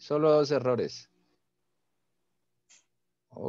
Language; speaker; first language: Spanish; non-native, fluent; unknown